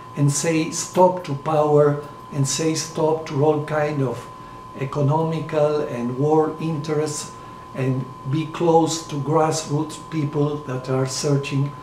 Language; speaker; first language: English; non-native, fluent; Spanish